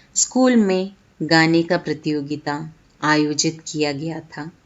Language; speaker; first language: Hindi; non-native, local second language; Malayalam